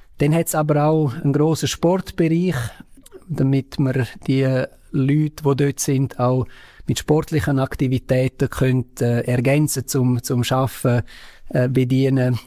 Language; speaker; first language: German; non-native, local second language; Romansh